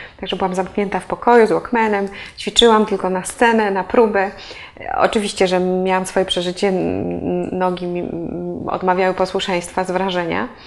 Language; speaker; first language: Polish; native; Polish